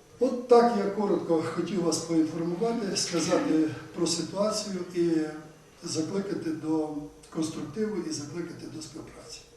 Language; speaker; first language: Ukrainian; native; Ukrainian